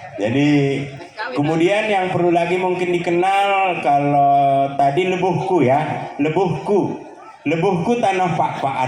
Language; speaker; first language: Indonesian; non-native, local second language; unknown